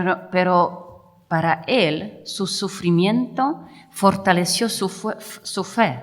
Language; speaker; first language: Spanish; non-native, fluent; Polish